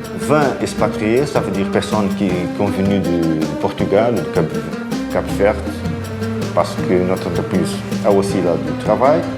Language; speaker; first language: French; non-native, fluent; Portuguese